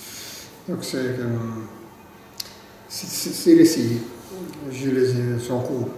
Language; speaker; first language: French; non-native, fluent; Italian